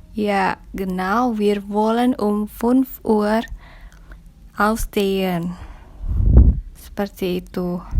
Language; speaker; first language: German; non-native, fluent; Indonesian